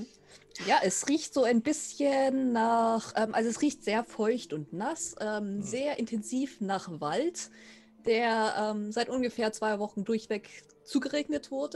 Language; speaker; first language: German; native; German